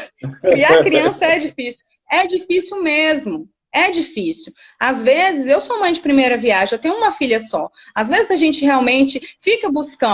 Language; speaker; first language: Portuguese; native; Portuguese